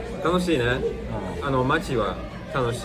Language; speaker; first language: Japanese; non-native, learner; English